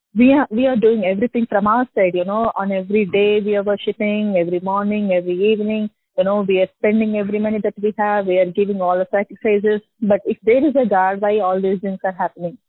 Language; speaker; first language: English; non-native, local second language; Telugu